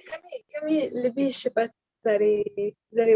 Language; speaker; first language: Indonesian; non-native, learner; Arabic